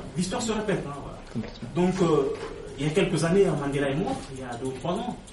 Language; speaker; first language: French; non-native, local second language; Lingala